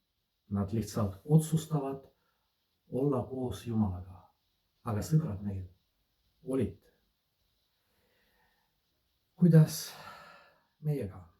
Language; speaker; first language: Estonian; non-native, fluent; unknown